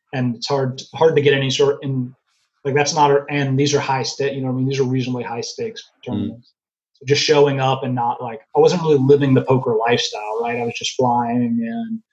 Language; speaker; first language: English; native; English